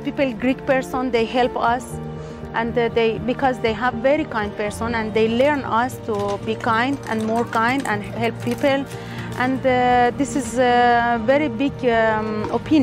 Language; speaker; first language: English; non-native, learner; Persian